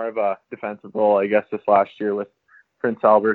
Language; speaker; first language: English; native; English